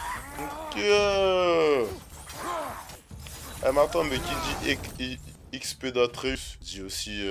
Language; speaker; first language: French; native; French